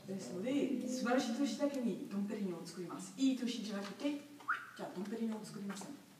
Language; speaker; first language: Japanese; non-native, learner; French